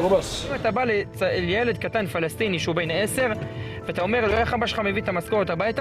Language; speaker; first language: Hebrew; native; Hebrew